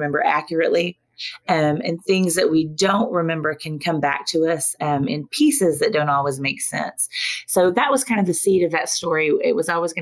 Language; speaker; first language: English; native; English